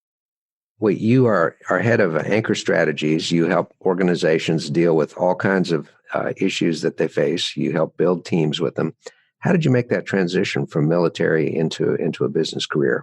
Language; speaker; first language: English; native; English